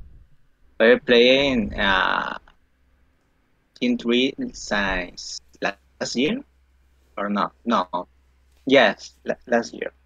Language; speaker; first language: English; non-native, fluent; Spanish